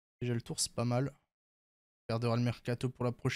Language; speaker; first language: French; native; French